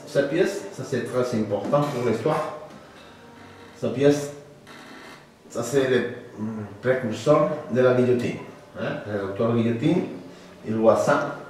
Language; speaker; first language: French; non-native, learner; Spanish